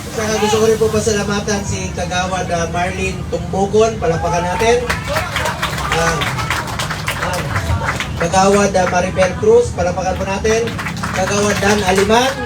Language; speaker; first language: Filipino; non-native, local second language; Cebuano